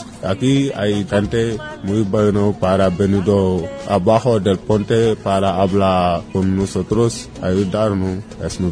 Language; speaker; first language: Spanish; non-native, learner; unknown